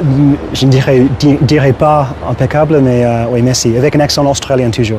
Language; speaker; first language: French; non-native, fluent; English